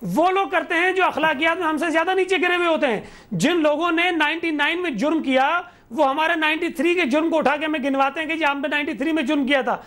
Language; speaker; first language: Urdu; native; Urdu